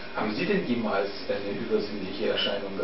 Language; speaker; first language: German; native; German